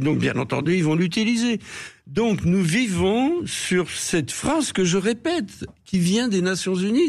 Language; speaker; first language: French; native; French